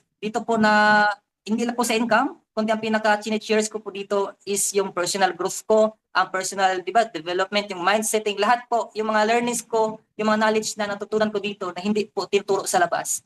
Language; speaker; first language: Filipino; native; Filipino